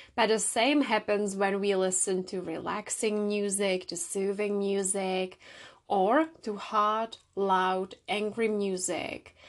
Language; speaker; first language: English; non-native, fluent; Czech